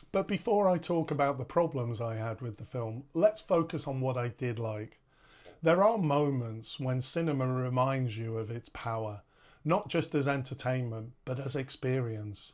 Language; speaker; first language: English; native; English